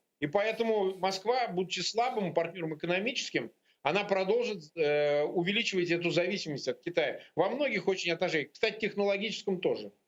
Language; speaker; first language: Russian; native; Russian